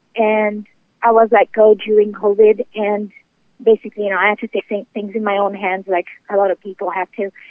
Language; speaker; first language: English; native; English